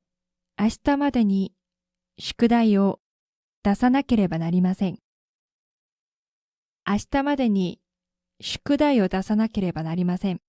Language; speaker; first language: Japanese; non-native, fluent; Korean